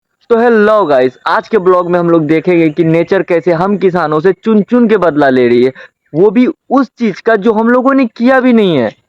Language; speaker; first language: Hindi; native; Hindi